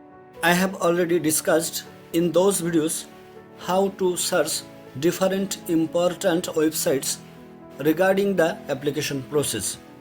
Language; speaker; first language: English; non-native, fluent; Bangla